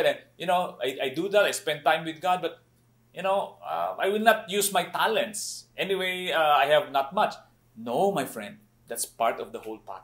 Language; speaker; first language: English; non-native, local second language; Cebuano